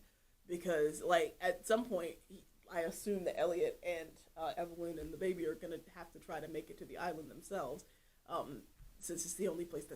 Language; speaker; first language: English; native; English